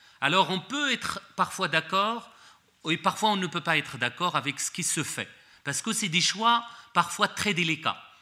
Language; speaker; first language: French; non-native, local second language; Arabic